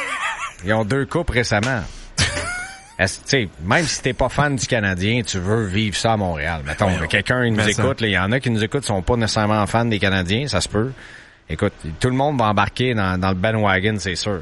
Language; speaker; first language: French; native; French